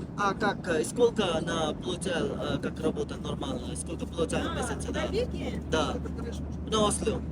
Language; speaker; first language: Russian; non-native, learner; Bangla